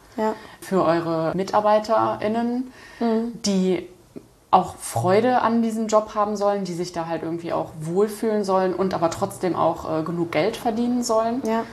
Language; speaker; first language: German; native; German